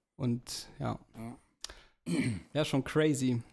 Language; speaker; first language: German; native; German